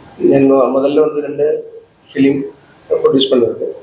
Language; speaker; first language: Tamil; non-native, local second language; Malayalam